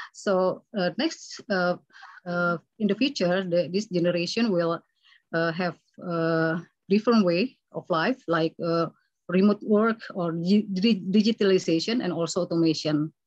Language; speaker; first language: English; non-native, fluent; Indonesian